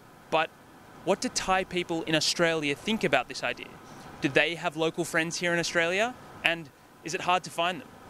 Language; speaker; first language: English; native; English